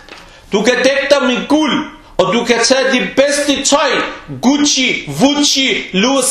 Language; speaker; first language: Danish; early bilingual, other home language; Arabic